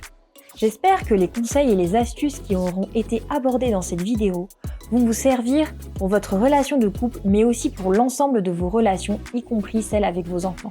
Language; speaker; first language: French; native; French